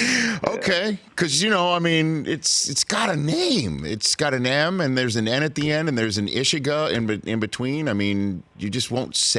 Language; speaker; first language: English; native; English